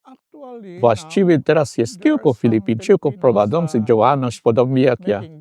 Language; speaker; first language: Polish; non-native, fluent; Filipino